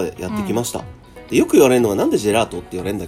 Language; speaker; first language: Japanese; native; Japanese